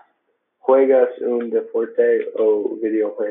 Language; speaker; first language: Spanish; non-native, learner; English